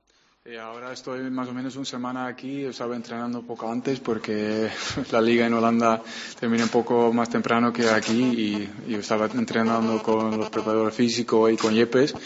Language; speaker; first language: Spanish; non-native, fluent; Dutch